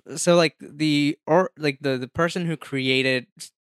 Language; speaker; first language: English; non-native, local second language; Hindi